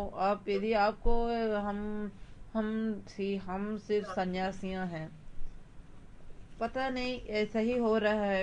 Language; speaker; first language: Hindi; non-native, local second language; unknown